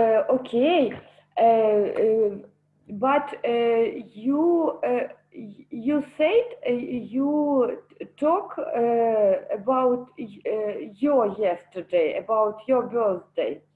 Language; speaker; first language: English; non-native, learner; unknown